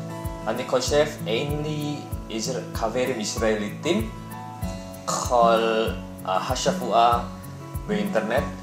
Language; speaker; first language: Hebrew; non-native, learner; Indonesian